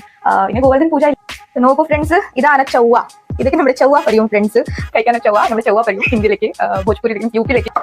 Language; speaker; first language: Malayalam; non-native, fluent; Hindi